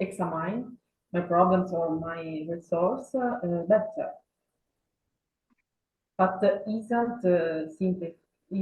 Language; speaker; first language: English; non-native, learner; Italian